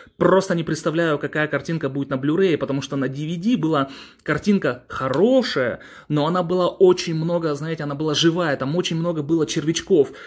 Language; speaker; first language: Russian; early bilingual, heritage; Russian